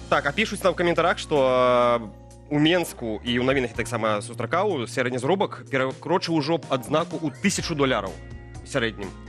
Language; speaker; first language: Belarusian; non-native, local second language; Russian